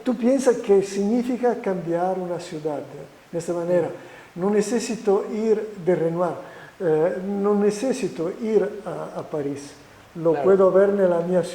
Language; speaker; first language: Spanish; non-native, fluent; Italian